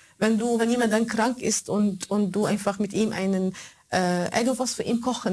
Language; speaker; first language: German; non-native, fluent; Arabic